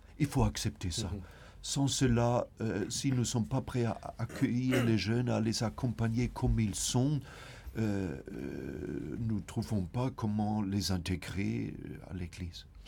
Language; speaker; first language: French; non-native, fluent; German